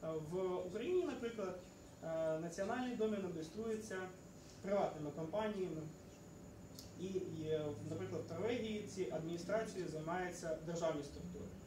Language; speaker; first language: Ukrainian; native; Ukrainian